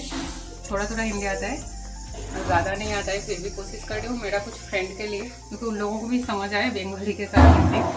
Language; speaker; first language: Hindi; non-native, local second language; Bangla